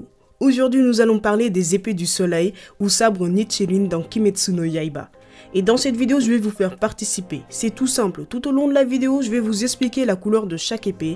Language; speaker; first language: French; native; French